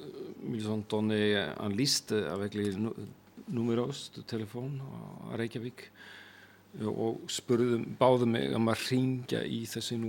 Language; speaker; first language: French; non-native, fluent; Icelandic